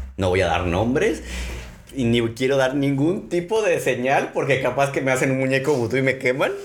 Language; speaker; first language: Spanish; native; Spanish